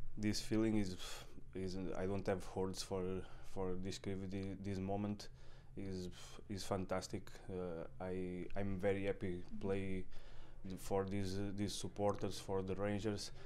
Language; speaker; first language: English; non-native, learner; Portuguese